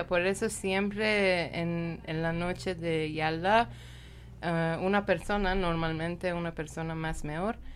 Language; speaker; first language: Spanish; non-native, learner; Persian